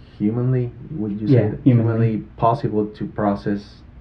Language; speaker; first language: English; non-native, fluent; Spanish